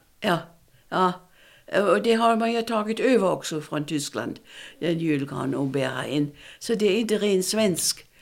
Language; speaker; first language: Swedish; non-native, fluent; German